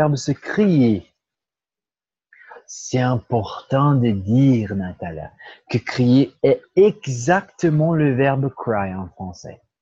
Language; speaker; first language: French; non-native, learner; Portuguese